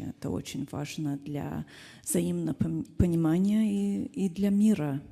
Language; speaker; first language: Russian; non-native, fluent; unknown